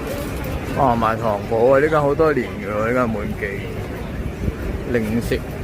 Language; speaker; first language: Cantonese; native; Cantonese